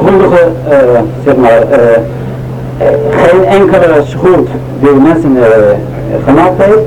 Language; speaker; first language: Dutch; non-native, learner; Turkish